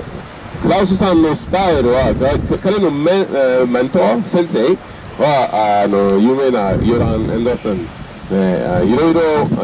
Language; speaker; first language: Japanese; non-native, fluent; French